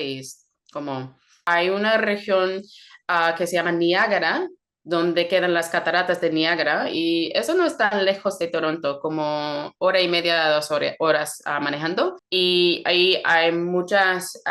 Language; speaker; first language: Spanish; non-native, fluent; English